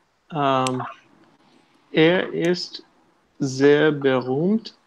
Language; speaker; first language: German; non-native, learner; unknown